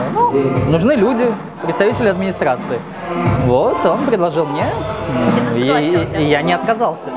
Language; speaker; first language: Russian; native; Russian